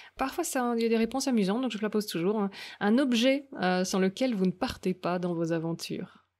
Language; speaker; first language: French; native; French